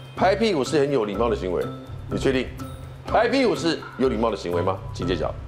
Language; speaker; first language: Chinese; native; Chinese